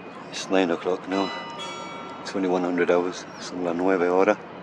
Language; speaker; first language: English; early bilingual, other home language; Spanish